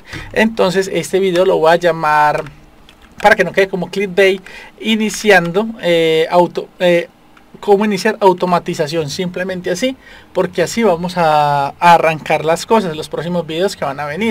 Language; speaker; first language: Spanish; native; Spanish